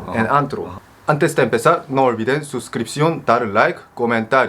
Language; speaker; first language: Spanish; non-native, fluent; Korean